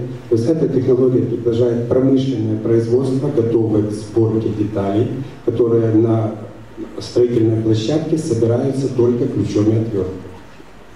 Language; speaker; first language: Russian; native; Russian